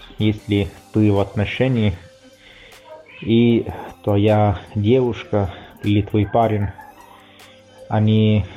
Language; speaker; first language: Russian; non-native, fluent; Italian